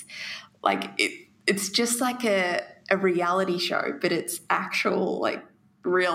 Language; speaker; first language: English; native; English